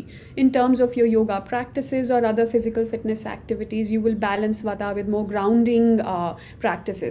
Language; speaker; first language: English; non-native, local second language; Hindi